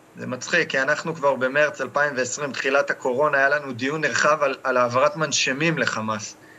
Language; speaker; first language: Hebrew; native; Hebrew